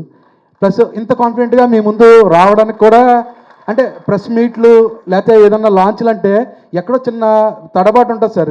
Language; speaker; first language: Telugu; native; Telugu